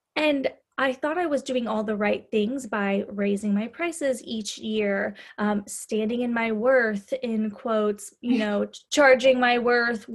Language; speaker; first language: English; native; English